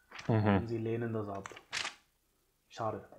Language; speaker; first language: German; non-native, fluent; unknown